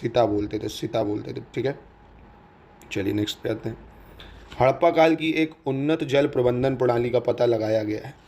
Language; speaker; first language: Hindi; native; Hindi